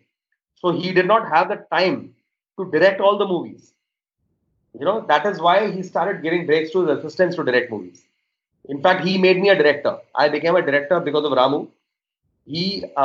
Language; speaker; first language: English; non-native, local second language; Hindi